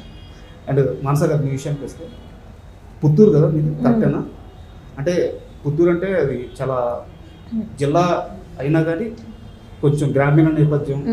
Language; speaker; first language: Telugu; native; Telugu